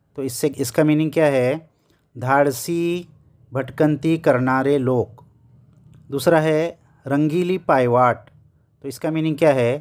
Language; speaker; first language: Hindi; native; Hindi